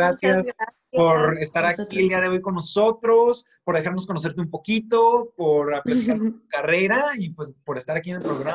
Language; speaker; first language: Spanish; native; Spanish